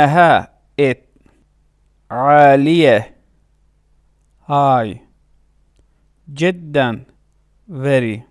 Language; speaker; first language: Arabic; non-native, fluent; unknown